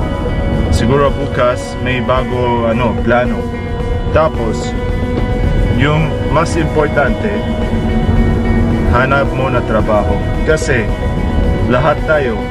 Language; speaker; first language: Filipino; non-native, learner; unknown